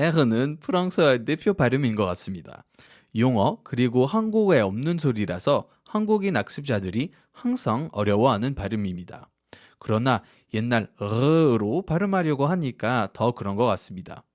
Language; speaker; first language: Korean; non-native, fluent; French